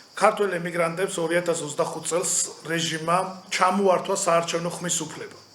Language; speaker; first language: Georgian; native; Georgian